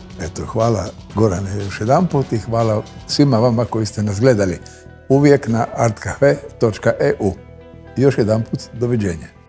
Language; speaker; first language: Croatian; native; Croatian